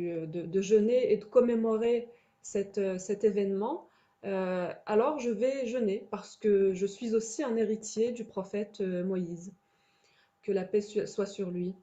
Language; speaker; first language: French; native; French